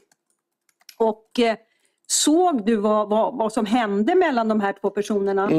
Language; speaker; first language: Swedish; native; Swedish